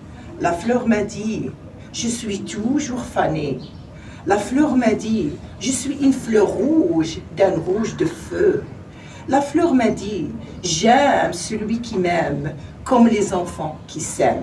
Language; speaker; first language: French; non-native, learner; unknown